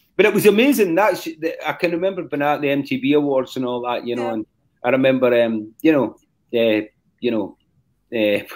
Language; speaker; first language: English; native; English